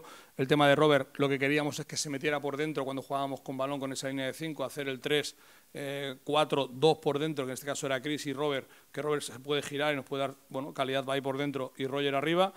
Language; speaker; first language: Spanish; native; Spanish